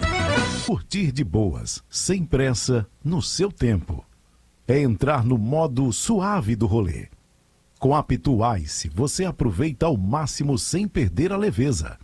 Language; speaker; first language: Portuguese; native; Portuguese